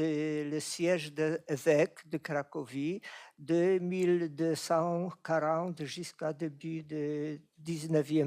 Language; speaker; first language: French; non-native, fluent; Polish